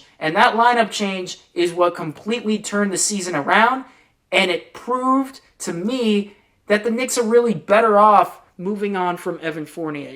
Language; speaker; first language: English; native; English